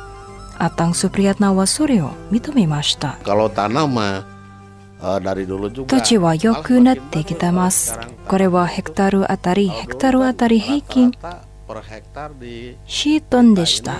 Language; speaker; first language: Japanese; non-native, fluent; Indonesian